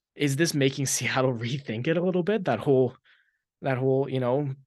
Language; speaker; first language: English; native; English